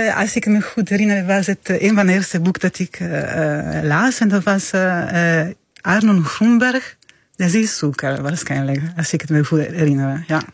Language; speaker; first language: Dutch; non-native, fluent; Italian